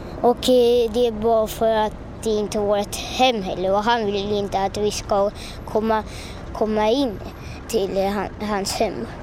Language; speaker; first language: Swedish; early bilingual, other home language; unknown